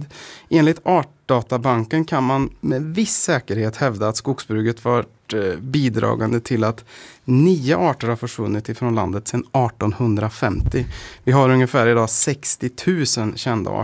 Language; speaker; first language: Swedish; native; Swedish